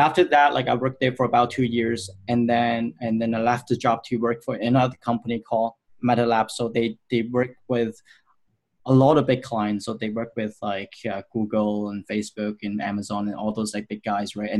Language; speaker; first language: English; non-native, local second language; Cantonese